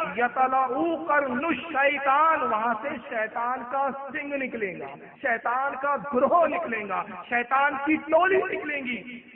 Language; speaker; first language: Urdu; native; Urdu